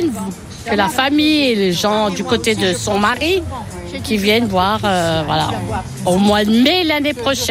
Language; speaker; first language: French; non-native, fluent; Portuguese